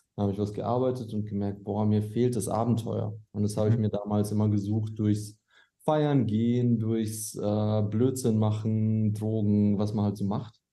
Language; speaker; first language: German; native; German